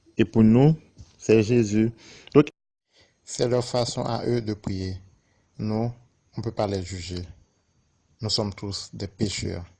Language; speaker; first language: French; non-native, local second language; Haitian Creole